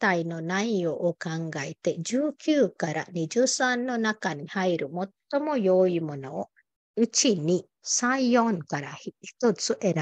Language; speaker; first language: Japanese; non-native, fluent; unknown